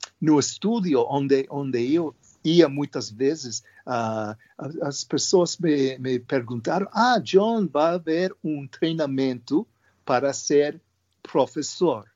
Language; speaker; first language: Portuguese; non-native, learner; English